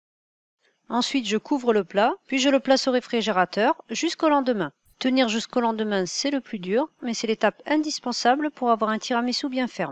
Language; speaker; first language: French; native; French